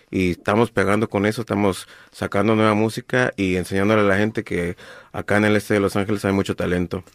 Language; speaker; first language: Spanish; native; Spanish